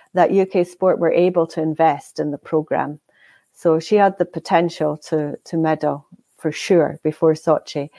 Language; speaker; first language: English; native; English